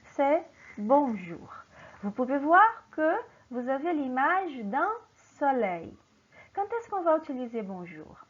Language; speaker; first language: French; non-native, fluent; Portuguese